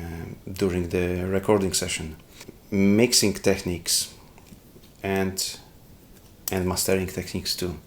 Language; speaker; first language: English; non-native, learner; Polish